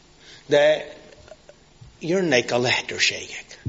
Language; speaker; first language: Hungarian; non-native, fluent; English